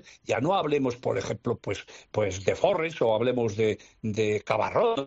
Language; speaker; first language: Spanish; native; Spanish